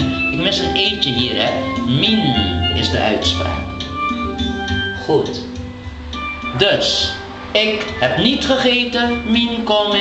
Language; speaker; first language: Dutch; non-native, local second language; Papiamento